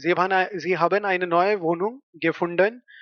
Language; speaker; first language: German; non-native, learner; Hindi